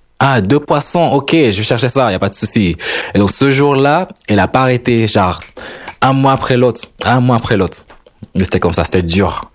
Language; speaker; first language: French; non-native, fluent; Spanish